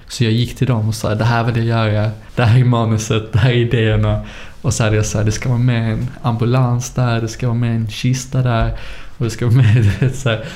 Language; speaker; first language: Swedish; native; Swedish